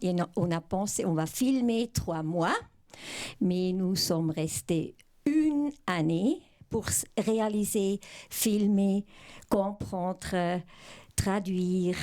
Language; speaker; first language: French; non-native, local second language; German